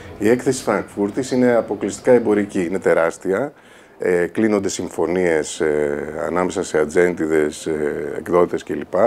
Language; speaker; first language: Greek; native; Greek